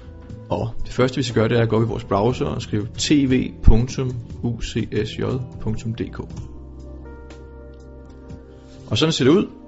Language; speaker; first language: Danish; native; Danish